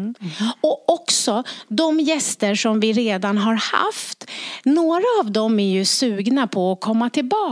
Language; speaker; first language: Swedish; native; Swedish